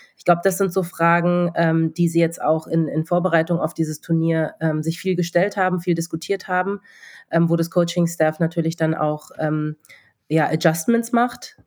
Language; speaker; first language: German; native; German